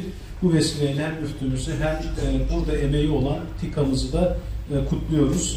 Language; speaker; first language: Turkish; native; Turkish